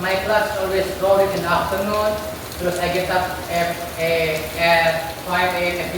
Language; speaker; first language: English; non-native, learner; Indonesian